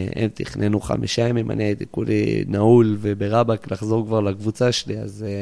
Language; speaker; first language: Hebrew; early bilingual, other home language; English